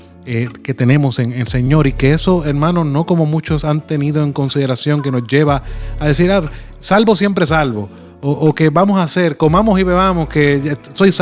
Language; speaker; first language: Spanish; native; Spanish